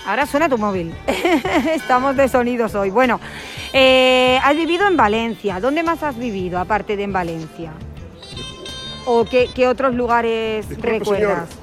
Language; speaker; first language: Spanish; native; Spanish